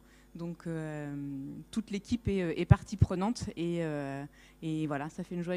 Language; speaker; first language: French; native; French